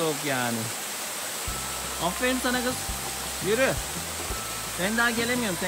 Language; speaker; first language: Turkish; native; Turkish